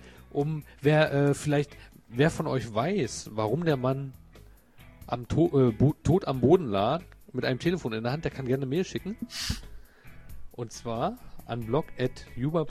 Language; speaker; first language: German; native; German